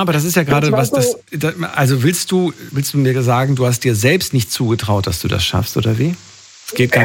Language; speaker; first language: German; native; German